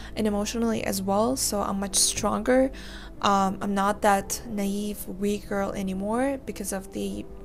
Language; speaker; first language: English; non-native, fluent; Uzbek